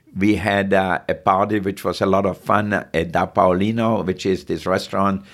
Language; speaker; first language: English; non-native, fluent; German